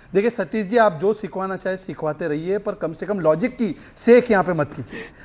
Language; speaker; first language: Hindi; native; Hindi